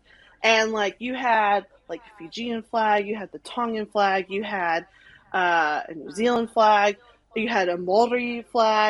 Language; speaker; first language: English; native; English